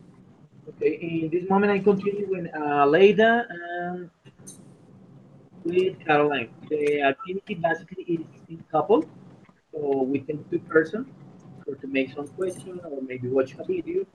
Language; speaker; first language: English; non-native, learner; Spanish